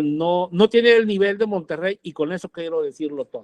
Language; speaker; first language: Spanish; native; Spanish